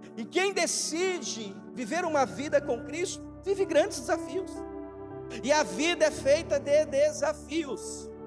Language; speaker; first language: Portuguese; native; Portuguese